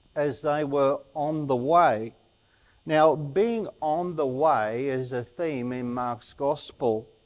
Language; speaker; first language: English; native; English